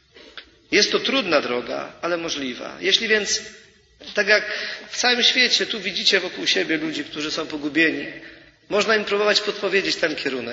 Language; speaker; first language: Polish; native; Polish